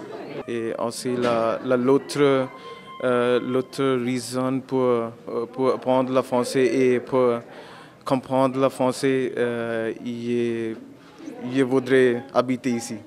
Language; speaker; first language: French; non-native, learner; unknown